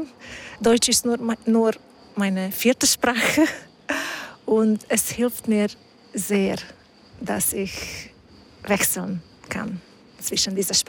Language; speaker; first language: German; non-native, fluent; Hungarian